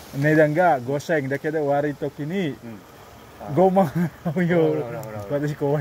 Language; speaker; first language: Japanese; non-native, learner; Indonesian